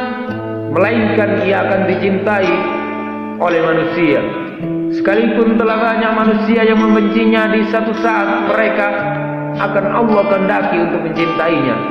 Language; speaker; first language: Indonesian; native; Indonesian